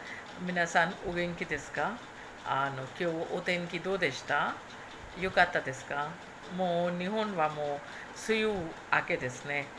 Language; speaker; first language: Japanese; non-native, fluent; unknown